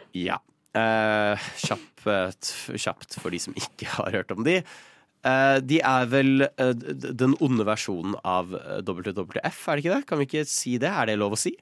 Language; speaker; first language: Norwegian; native; Norwegian